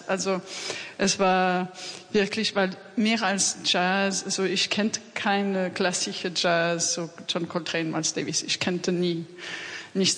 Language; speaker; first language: German; non-native, learner; French